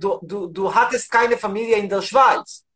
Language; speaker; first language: German; non-native, learner; Hebrew